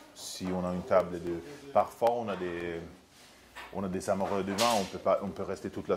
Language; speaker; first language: French; non-native, fluent; Swedish